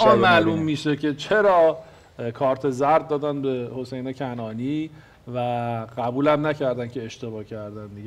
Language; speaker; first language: Persian; native; Persian